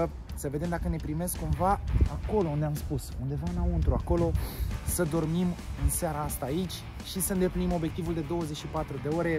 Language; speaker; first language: Romanian; native; Romanian